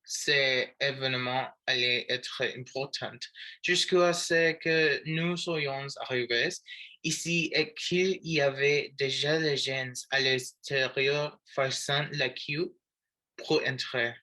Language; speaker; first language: French; non-native, learner; Spanish